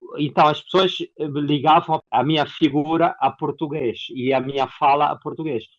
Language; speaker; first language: Portuguese; native; Portuguese